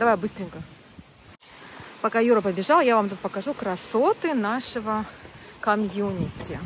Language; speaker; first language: Russian; native; Russian